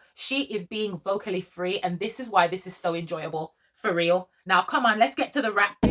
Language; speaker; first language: English; native; English